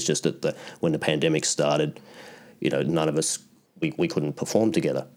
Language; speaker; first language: English; native; English